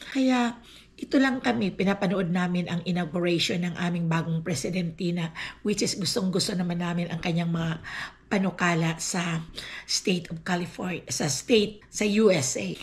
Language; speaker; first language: Filipino; non-native, local second language; Aklanon